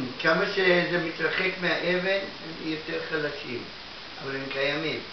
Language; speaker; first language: Hebrew; non-native, fluent; Russian